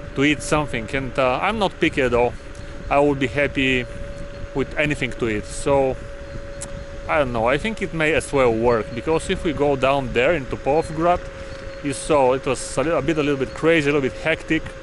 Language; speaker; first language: English; non-native, fluent; Bulgarian